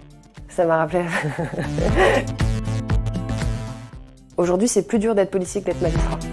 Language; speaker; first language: French; native; French